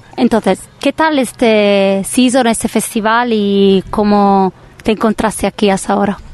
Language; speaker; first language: Spanish; non-native, fluent; Italian